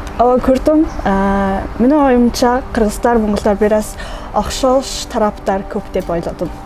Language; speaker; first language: Kyrgyz; non-native, learner; Mongolian